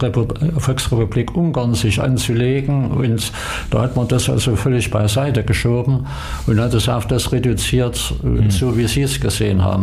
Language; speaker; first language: German; native; German